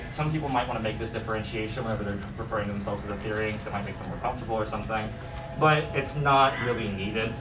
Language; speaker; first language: English; native; English